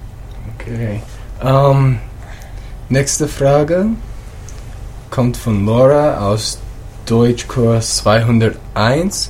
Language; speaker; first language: German; non-native, learner; English